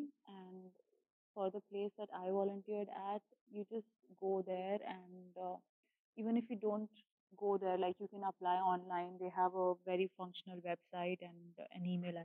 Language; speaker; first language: English; non-native, local second language; Hindi